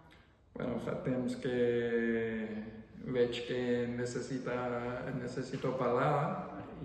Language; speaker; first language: Catalan; non-native, learner; French